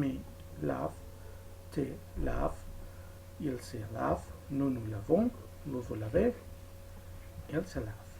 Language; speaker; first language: French; non-native, fluent; Spanish